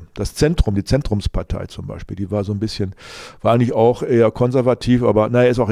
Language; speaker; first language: German; native; German